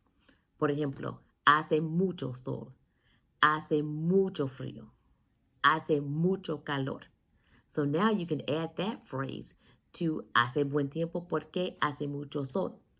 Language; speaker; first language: Spanish; non-native, fluent; English